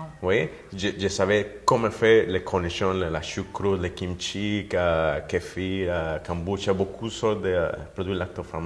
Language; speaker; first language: French; non-native, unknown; Spanish